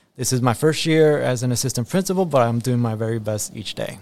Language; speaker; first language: English; early bilingual, other home language; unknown